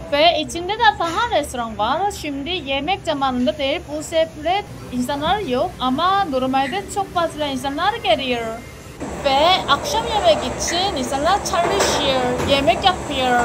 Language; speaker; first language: Turkish; non-native, learner; Korean